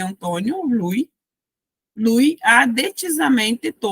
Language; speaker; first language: Italian; non-native, fluent; Portuguese